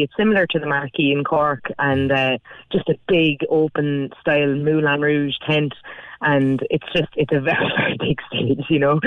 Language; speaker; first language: English; native; English